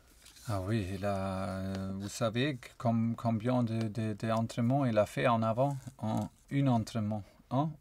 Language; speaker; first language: French; non-native, fluent; German